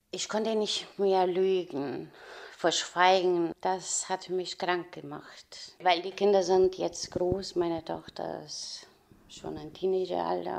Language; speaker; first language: German; non-native, fluent; Romanian